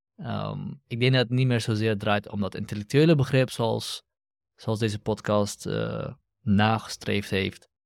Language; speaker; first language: Dutch; early bilingual, other home language; Kurdish